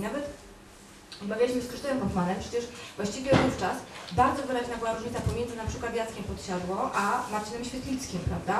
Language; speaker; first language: Polish; native; Polish